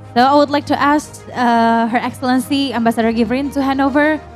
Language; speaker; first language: English; non-native, fluent; Indonesian